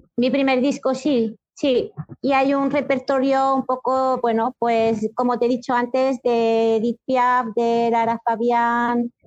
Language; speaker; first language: Spanish; non-native, fluent; French